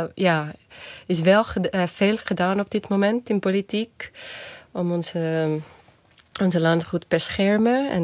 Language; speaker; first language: Dutch; non-native, fluent; Estonian